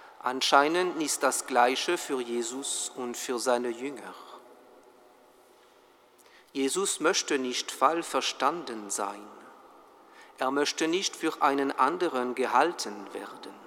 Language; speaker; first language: German; non-native, fluent; French